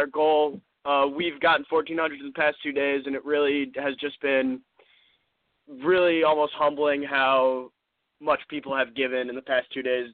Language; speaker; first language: English; native; English